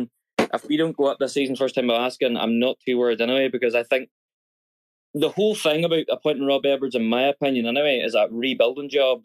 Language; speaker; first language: English; native; English